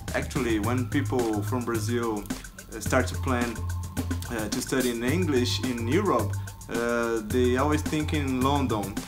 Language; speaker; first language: English; non-native, fluent; Portuguese